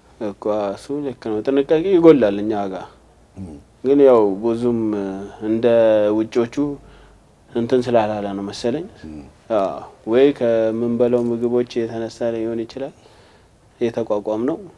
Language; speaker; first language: Amharic; non-native, local second language; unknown